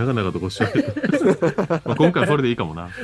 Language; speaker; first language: Japanese; native; Japanese